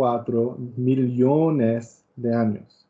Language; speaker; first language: Spanish; non-native, learner; English